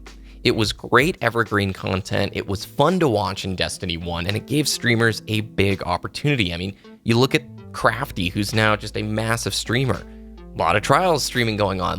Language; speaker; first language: English; native; English